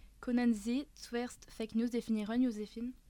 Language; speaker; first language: German; non-native, learner; French